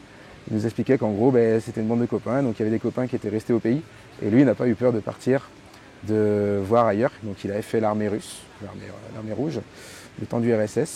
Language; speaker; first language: French; native; French